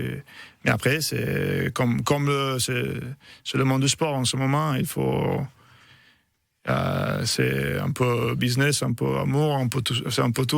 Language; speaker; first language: French; non-native, fluent; Italian